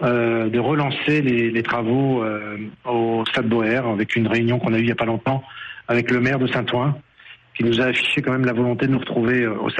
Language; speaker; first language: French; native; French